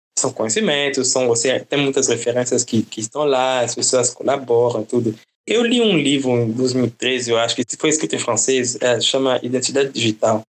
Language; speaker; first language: Portuguese; non-native, fluent; French